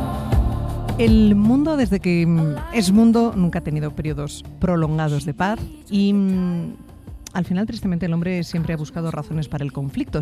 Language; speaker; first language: Spanish; native; Spanish